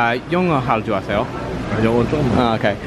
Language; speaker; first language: Korean; non-native, learner; English